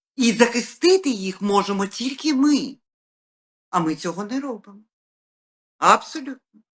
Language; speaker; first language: Ukrainian; native; Ukrainian